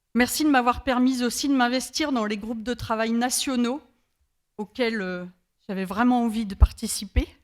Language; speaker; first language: French; native; French